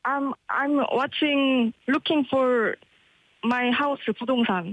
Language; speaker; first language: English; non-native, learner; Korean